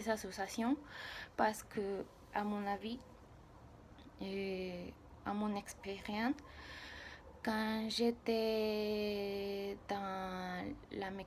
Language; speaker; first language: French; non-native, learner; Spanish